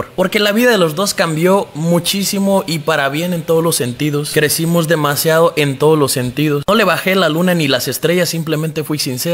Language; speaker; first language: Spanish; native; Spanish